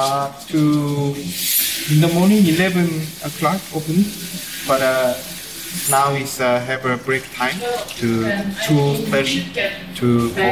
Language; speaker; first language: English; non-native, learner; Korean